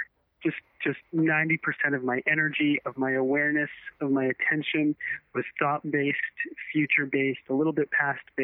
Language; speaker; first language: English; native; English